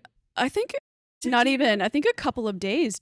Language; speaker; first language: English; native; English